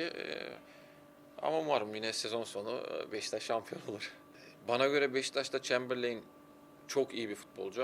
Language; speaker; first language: Turkish; early bilingual, heritage; Turkish